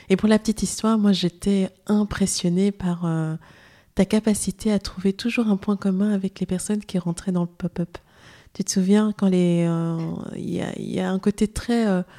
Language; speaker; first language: French; native; French